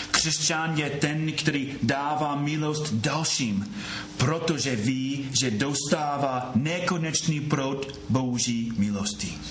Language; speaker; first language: Czech; non-native, fluent; English